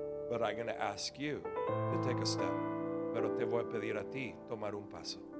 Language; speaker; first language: English; native; English